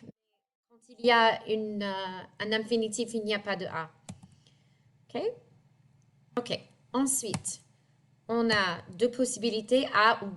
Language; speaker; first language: French; non-native, fluent; English